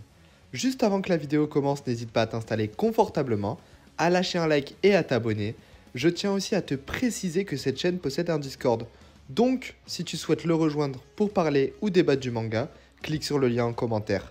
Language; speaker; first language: French; native; French